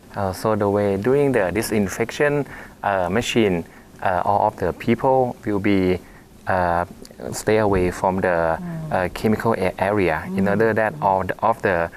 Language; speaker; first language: English; non-native, fluent; Thai